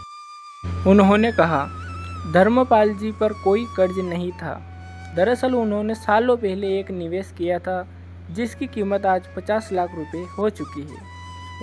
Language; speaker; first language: Hindi; native; Hindi